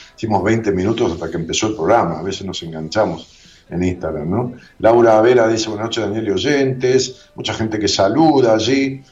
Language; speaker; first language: Spanish; native; Spanish